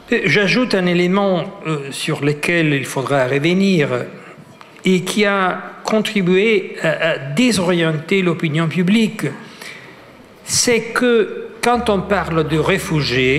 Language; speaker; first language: French; non-native, fluent; Italian